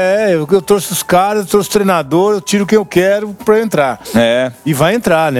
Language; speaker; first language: Portuguese; native; Portuguese